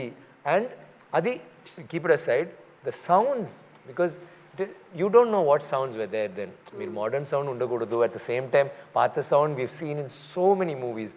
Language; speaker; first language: Telugu; non-native, local second language; Tamil